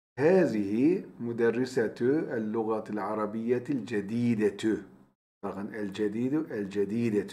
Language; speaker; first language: Arabic; non-native, fluent; Turkish